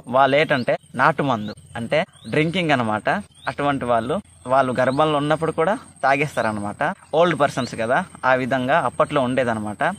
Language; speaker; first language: Telugu; non-native, local second language; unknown